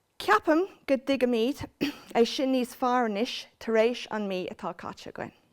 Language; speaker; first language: Irish; non-native, local second language; English